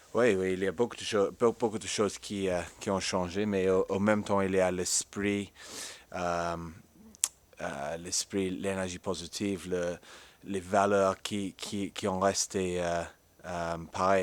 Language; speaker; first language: French; non-native, fluent; English